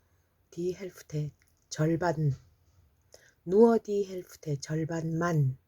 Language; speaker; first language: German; non-native, fluent; Korean